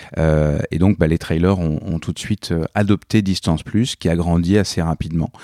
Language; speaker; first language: French; native; French